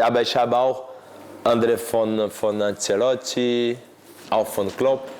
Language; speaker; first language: German; non-native, fluent; Portuguese